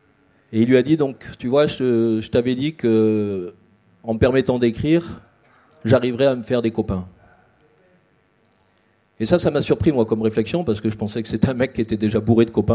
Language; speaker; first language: French; native; French